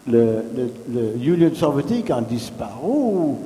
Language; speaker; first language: French; non-native, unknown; English